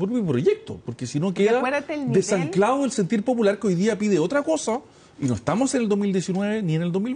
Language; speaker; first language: Spanish; native; Spanish